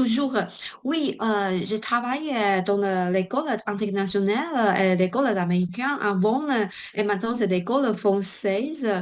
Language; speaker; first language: French; non-native, learner; Chinese